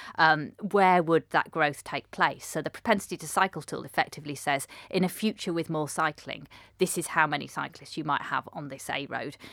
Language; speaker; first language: English; native; English